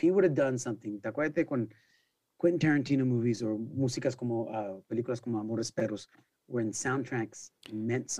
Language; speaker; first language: Spanish; early bilingual, heritage; Spanish